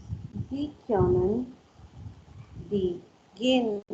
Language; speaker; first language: German; non-native, learner; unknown